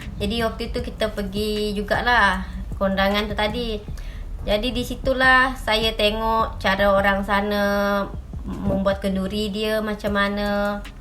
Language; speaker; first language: Malay; native; Malay